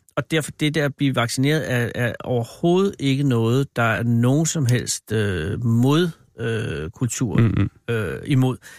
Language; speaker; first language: Danish; native; Danish